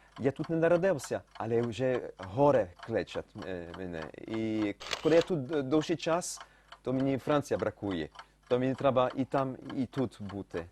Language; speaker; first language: Ukrainian; early bilingual, heritage; Ukrainian